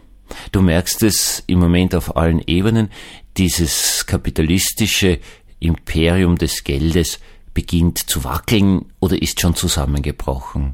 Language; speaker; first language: German; native; German